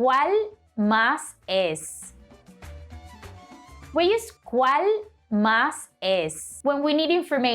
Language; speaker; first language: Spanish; non-native, fluent; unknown